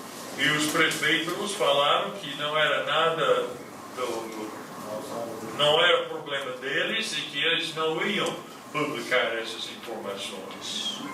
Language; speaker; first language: Portuguese; non-native, fluent; English